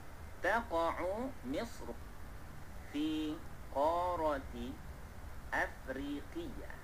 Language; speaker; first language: Arabic; non-native, fluent; Malay